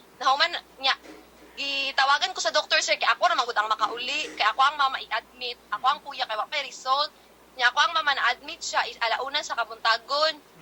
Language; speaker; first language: Cebuano; native; Cebuano